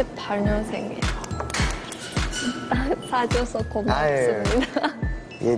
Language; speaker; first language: Korean; non-native, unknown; Japanese